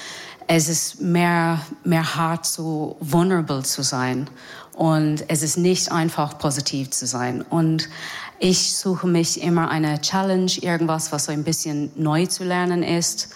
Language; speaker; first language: German; non-native, learner; English